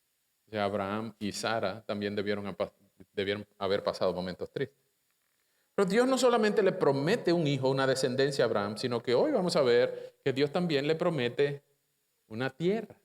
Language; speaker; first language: Spanish; native; Spanish